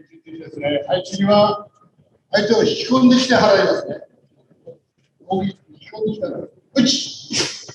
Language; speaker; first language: Japanese; native; Japanese